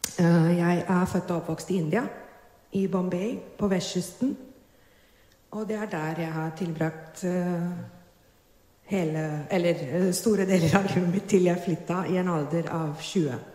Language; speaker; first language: Norwegian; non-native, fluent; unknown